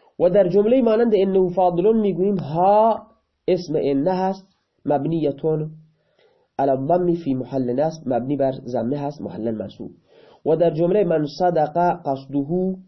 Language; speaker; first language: Persian; non-native, local second language; Baluchi